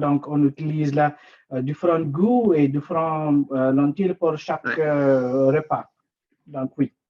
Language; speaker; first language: French; non-native, learner; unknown